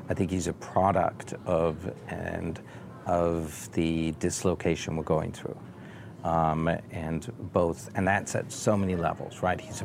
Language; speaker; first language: English; native; English